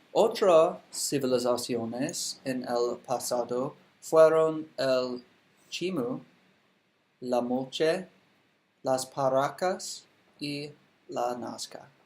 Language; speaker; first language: Spanish; non-native, learner; English